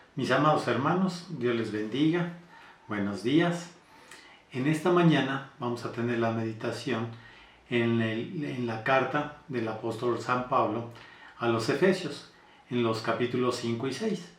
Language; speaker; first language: Spanish; native; Spanish